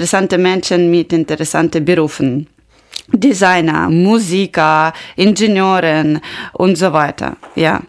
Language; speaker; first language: German; non-native, learner; Ukrainian